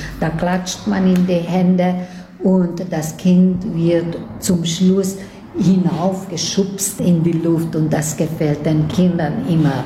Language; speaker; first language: German; native; German